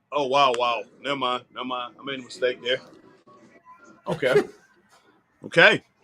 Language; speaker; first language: English; native; English